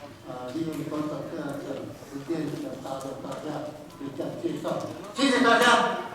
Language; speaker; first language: Chinese; non-native, local second language; Amis